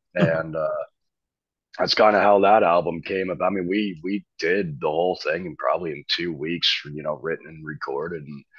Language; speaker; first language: English; native; English